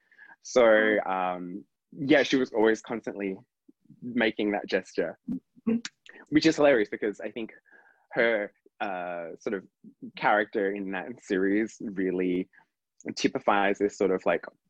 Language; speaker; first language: English; native; English